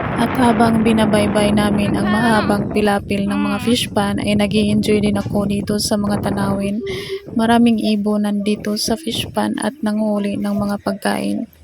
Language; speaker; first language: Filipino; non-native, local second language; Cebuano